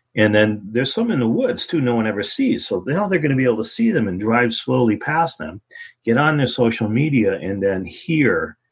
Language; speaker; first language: English; native; English